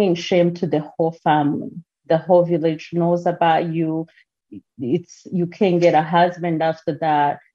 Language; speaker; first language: English; non-native, local second language; Kinyarwanda